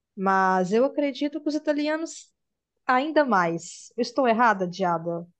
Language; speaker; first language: Portuguese; native; Portuguese